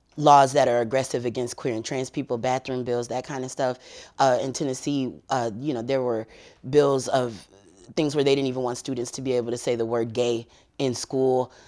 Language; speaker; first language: English; native; English